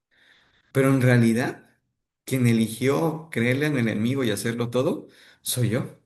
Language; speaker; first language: Spanish; native; Spanish